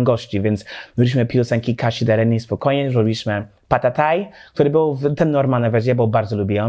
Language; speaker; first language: Polish; non-native, learner; English